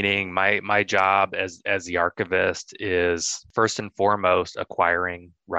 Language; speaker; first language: English; native; English